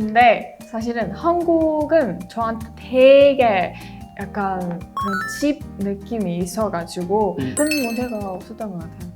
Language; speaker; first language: Korean; non-native, learner; Estonian